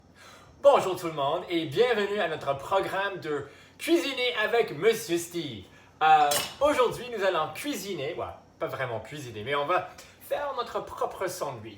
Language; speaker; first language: French; non-native, local second language; English